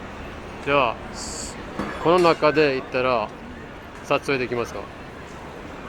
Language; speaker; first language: Japanese; non-native, fluent; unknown